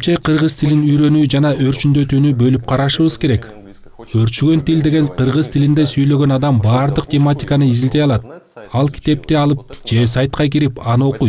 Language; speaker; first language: Kyrgyz; non-native, fluent; Russian